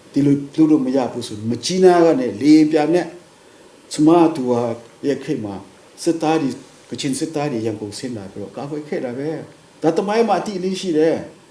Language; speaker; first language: Burmese; non-native, local second language; Kachin